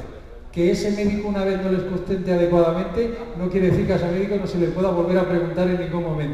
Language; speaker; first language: Spanish; native; Spanish